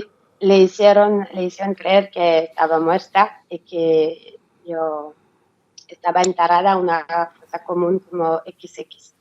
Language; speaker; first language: Spanish; non-native, learner; French